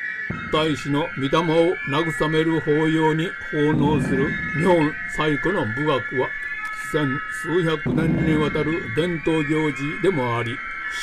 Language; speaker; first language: Japanese; native; Japanese